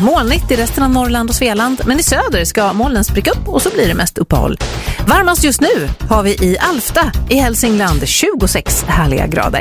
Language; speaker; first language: Swedish; native; Swedish